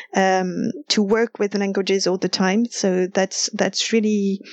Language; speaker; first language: English; non-native, fluent; French